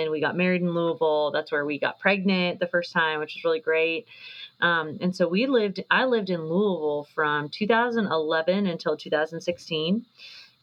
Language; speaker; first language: English; native; English